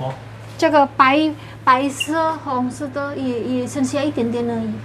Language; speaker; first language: Chinese; non-native, learner; Javanese